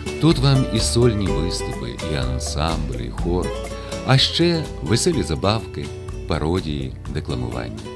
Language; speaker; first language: Ukrainian; native; Ukrainian